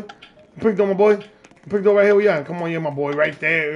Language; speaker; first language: English; early bilingual, other home language; Spanish